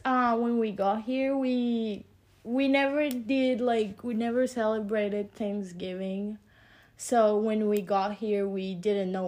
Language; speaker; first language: English; early bilingual, other home language; Spanish